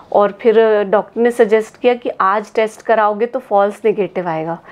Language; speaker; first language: Hindi; native; Hindi